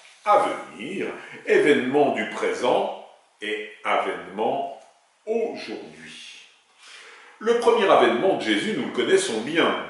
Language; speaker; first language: French; native; French